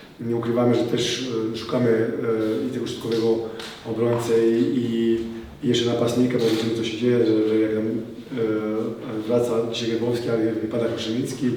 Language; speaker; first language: Polish; non-native, fluent; Serbian